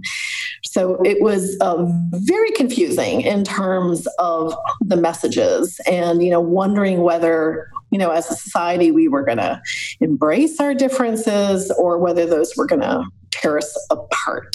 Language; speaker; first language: English; native; English